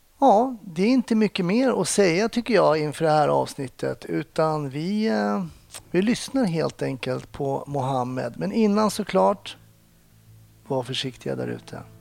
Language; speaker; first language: Swedish; native; Swedish